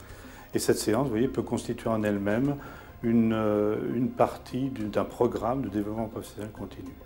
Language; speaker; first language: French; native; French